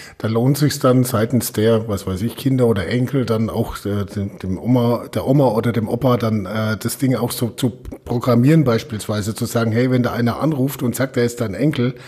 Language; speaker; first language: German; native; German